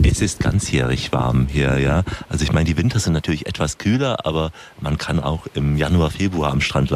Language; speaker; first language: German; native; German